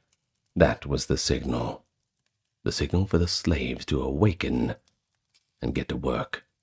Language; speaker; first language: English; native; English